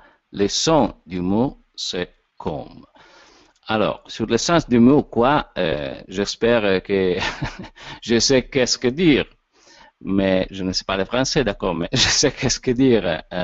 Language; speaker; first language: French; non-native, learner; Italian